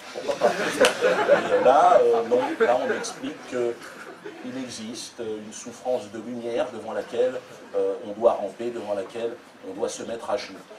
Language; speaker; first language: French; native; French